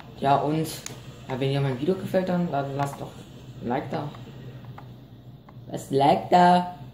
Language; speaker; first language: German; non-native, learner; Vietnamese